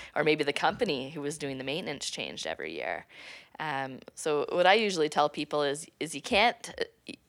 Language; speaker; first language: English; native; English